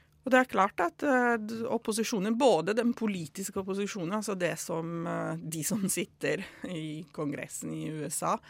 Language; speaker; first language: Norwegian; non-native, fluent; Italian